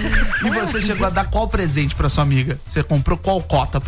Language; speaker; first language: Portuguese; native; Portuguese